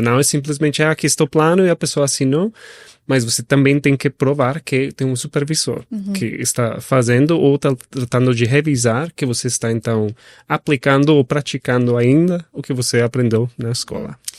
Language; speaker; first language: Portuguese; non-native, fluent; Spanish